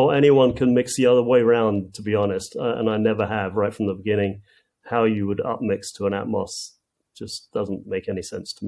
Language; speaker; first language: English; native; English